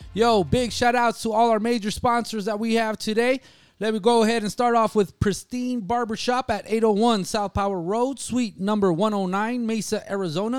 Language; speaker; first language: English; native; English